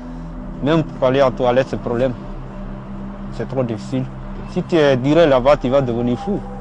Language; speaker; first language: French; non-native, learner; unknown